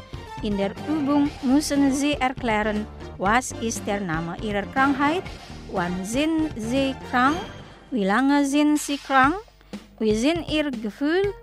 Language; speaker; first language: German; non-native, fluent; Indonesian